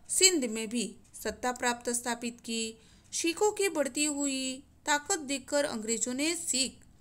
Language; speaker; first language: Hindi; non-native, local second language; Gujarati